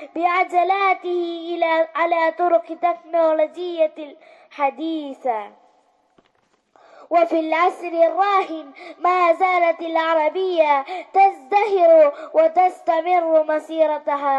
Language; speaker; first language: Arabic; non-native, learner; Malayalam